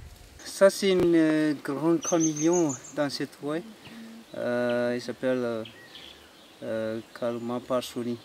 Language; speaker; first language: French; non-native, local second language; Malagasy